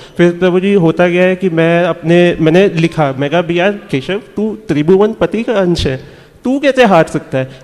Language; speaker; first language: Hindi; native; Hindi